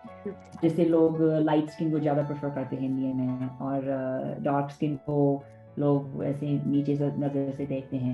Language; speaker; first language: Hindi; non-native, fluent; English